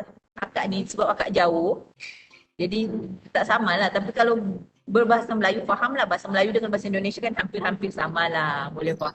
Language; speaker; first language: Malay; non-native, local second language; Buginese